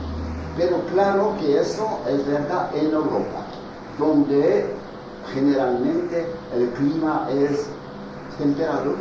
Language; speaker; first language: Spanish; non-native, fluent; French